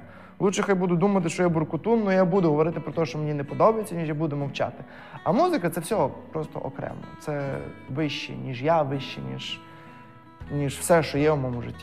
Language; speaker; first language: Ukrainian; native; Ukrainian